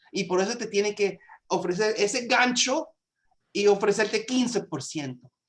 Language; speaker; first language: Spanish; early bilingual, other home language; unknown